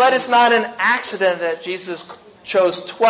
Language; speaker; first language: English; native; English